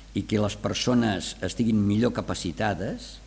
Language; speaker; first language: Catalan; native; Catalan